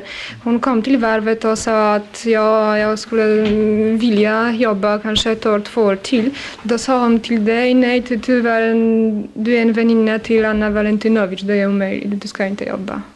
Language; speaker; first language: Swedish; non-native, fluent; Polish